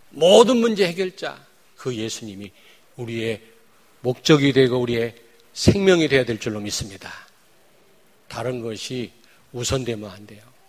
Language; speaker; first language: Korean; native; Korean